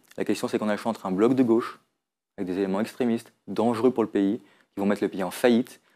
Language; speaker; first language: French; native; French